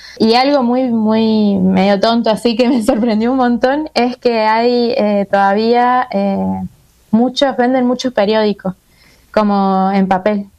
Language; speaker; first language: Spanish; native; Spanish